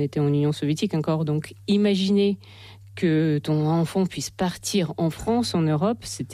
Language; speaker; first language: French; non-native, fluent; Russian